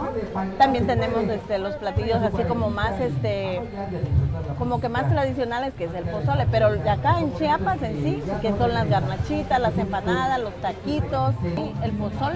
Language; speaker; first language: Spanish; native; Spanish